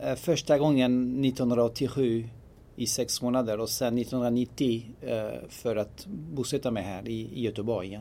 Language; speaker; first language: Swedish; non-native, fluent; French